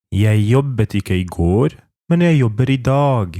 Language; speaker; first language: Norwegian; non-native, fluent; Polish